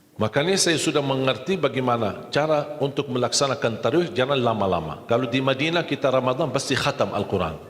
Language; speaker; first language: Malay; non-native, fluent; Arabic